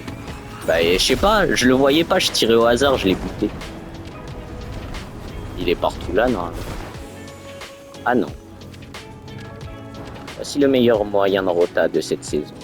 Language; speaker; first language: French; native; French